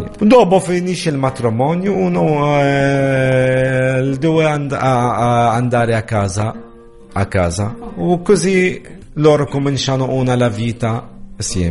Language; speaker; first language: Italian; non-native, learner; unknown